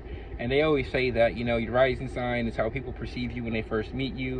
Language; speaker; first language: English; native; English